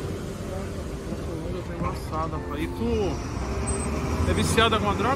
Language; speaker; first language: Portuguese; native; Portuguese